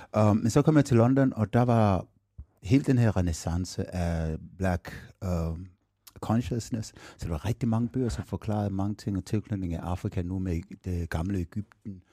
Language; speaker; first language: Danish; non-native, fluent; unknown